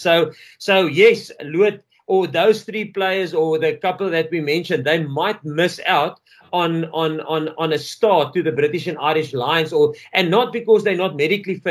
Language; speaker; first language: English; non-native, local second language; Afrikaans